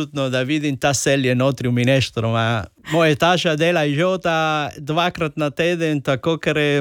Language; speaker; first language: Slovenian; non-native, learner; Spanish